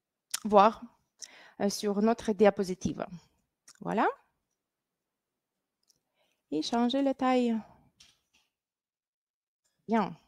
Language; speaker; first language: French; non-native, fluent; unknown